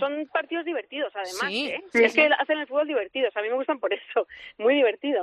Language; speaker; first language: Spanish; native; Spanish